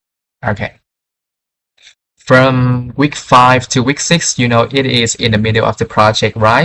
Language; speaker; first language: English; non-native, fluent; Vietnamese